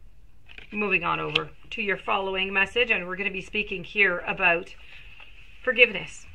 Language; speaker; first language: English; non-native, local second language; French